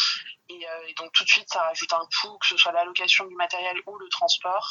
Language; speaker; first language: French; native; French